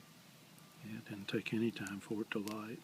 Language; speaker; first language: English; native; English